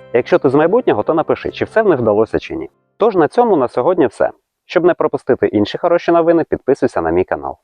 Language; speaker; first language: Ukrainian; native; Ukrainian